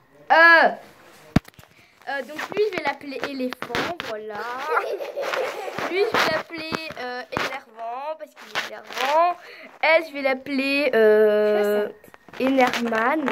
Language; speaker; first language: French; native; French